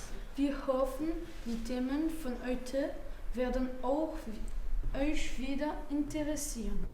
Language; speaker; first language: German; non-native, learner; French